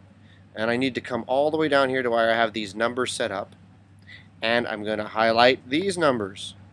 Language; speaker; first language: English; native; English